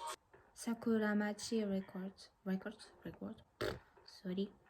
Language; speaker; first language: English; non-native, learner; Kazakh